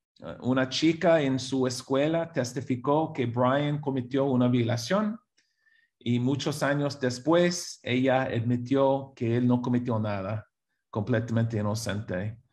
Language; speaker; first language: Spanish; non-native, fluent; English